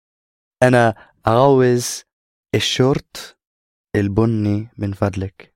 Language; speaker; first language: Arabic; non-native, learner; English